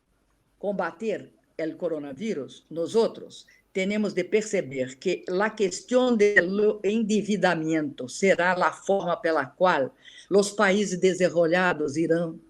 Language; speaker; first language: Spanish; non-native, learner; Portuguese